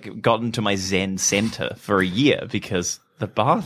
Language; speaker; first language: English; native; English